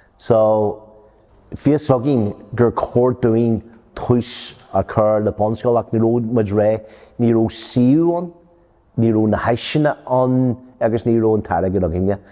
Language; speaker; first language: Irish; non-native, local second language; English